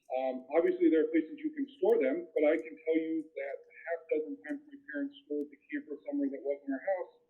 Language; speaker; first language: English; native; English